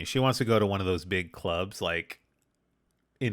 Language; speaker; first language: English; native; English